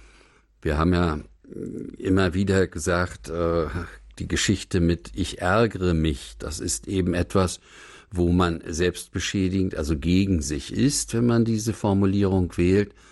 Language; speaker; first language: German; native; German